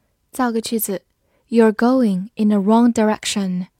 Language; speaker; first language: English; non-native, fluent; Chinese